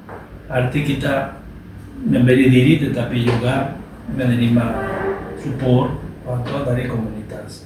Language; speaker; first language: Indonesian; non-native, learner; Spanish